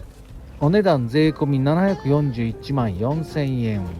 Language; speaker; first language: Japanese; native; Japanese